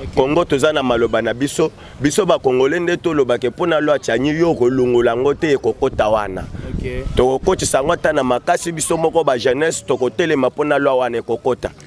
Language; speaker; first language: Lingala; native; Lingala